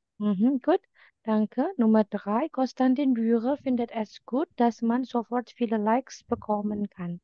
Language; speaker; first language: German; non-native, fluent; Indonesian